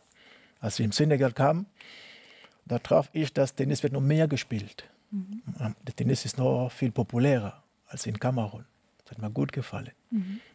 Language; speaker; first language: German; non-native, learner; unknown